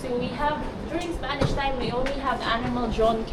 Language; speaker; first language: English; non-native, local second language; Filipino